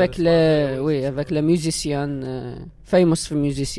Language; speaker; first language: French; non-native, learner; Arabic